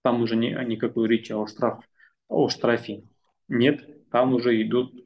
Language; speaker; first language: Russian; non-native, local second language; Kazakh